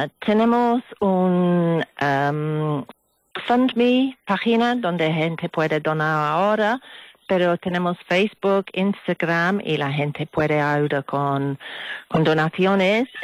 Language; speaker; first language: Spanish; non-native, learner; English